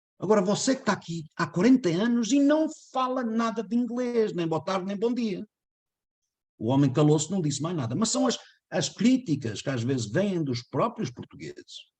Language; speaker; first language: Portuguese; native; Portuguese